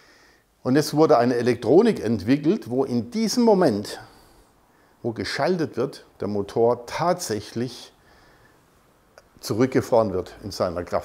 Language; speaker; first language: German; native; German